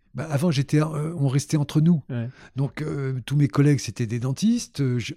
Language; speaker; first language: French; native; French